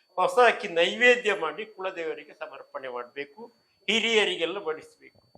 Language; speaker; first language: Kannada; non-native, local second language; Marathi